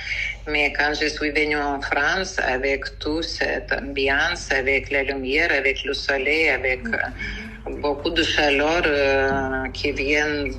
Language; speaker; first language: French; non-native, fluent; Lithuanian